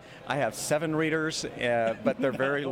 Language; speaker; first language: English; native; English